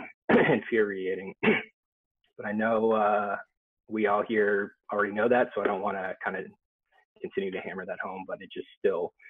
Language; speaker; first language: English; native; English